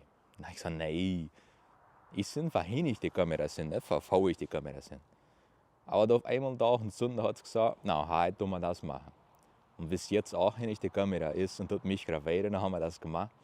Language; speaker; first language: German; early bilingual, heritage; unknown